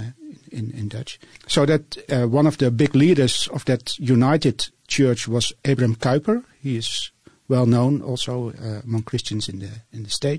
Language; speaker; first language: English; non-native, fluent; Dutch